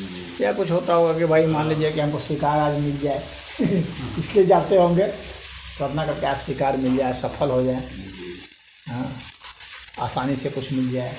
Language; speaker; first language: Hindi; native; Hindi